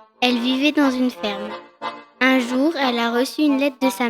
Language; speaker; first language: French; native; French